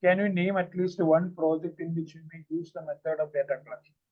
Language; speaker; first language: English; non-native, local second language; Malayalam